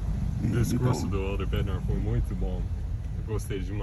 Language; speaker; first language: Portuguese; non-native, fluent; English